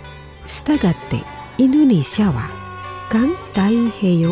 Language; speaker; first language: Japanese; non-native, fluent; Indonesian